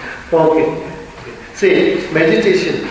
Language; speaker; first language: Russian; non-native, learner; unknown